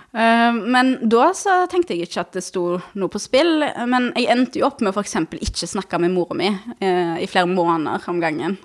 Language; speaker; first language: Norwegian; early bilingual, other home language; Arabic